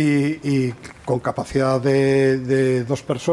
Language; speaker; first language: Spanish; native; Spanish